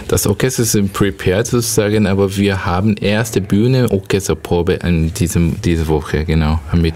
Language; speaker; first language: German; non-native, learner; Korean